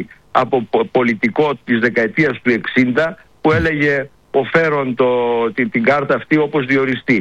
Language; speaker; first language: Greek; native; Greek